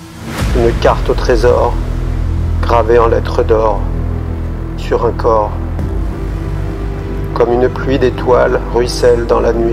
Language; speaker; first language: French; native; French